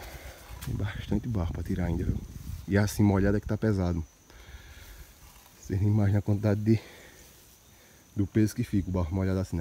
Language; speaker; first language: Portuguese; native; Portuguese